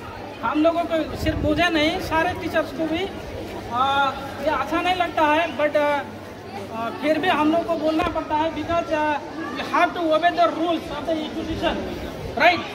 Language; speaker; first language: Hindi; non-native, local second language; Odia